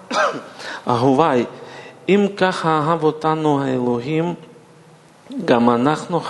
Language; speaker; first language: Hebrew; non-native, fluent; Russian